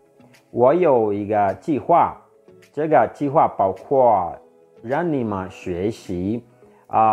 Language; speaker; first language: Chinese; non-native, fluent; Portuguese